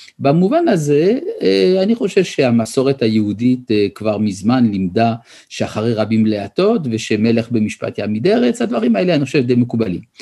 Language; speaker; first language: Hebrew; early bilingual, other home language; French